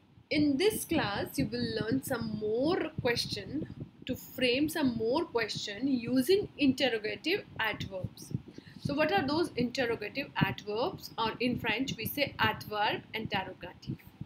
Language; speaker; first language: English; non-native, local second language; Hindi